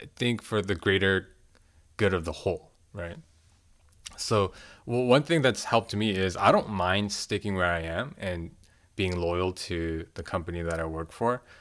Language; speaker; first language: English; early bilingual, other home language; Korean